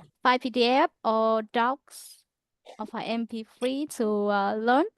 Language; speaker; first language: English; non-native, learner; Vietnamese